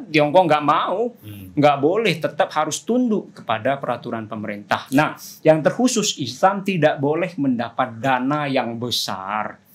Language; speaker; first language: Indonesian; non-native, local second language; Madurese